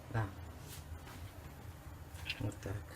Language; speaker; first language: Russian; non-native, fluent; Georgian